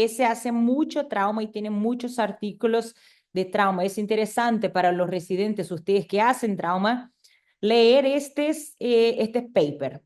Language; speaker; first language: Spanish; non-native, fluent; Portuguese